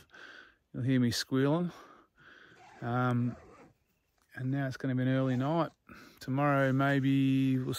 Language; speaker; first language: English; native; English